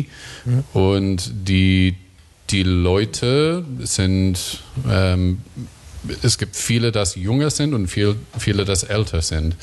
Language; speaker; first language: German; non-native, fluent; English